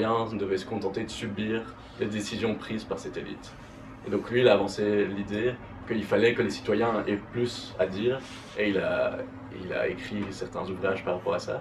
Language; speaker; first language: French; native; French